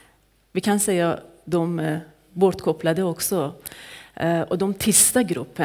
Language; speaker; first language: Swedish; non-native, fluent; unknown